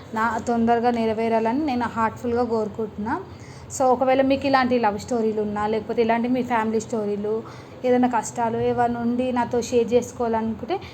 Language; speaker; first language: Telugu; native; Telugu